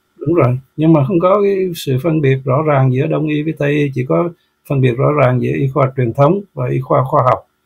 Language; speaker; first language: Vietnamese; native; Vietnamese